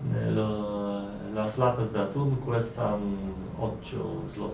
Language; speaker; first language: Spanish; non-native, learner; Polish